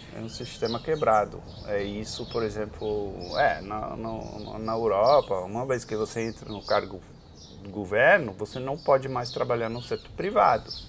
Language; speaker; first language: Portuguese; non-native, fluent; Dutch